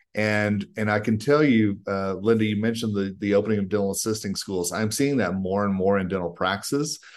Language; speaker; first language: English; native; English